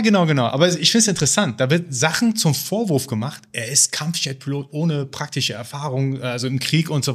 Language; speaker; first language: German; early bilingual, other home language; Persian